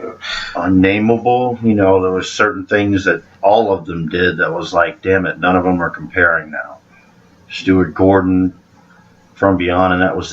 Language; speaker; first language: English; native; English